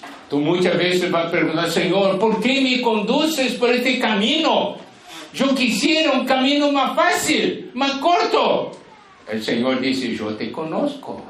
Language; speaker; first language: Spanish; non-native, fluent; Portuguese